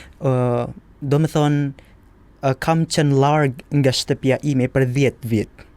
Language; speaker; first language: Albanian; non-native, learner; Indonesian